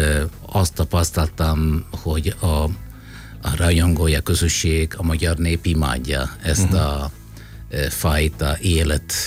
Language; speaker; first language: Hungarian; non-native, fluent; Italian